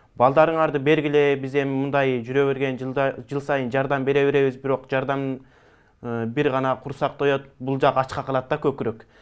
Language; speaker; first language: Kyrgyz; early bilingual, heritage; Kyrgyz